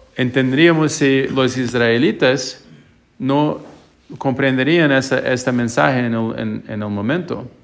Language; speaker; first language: Spanish; non-native, fluent; English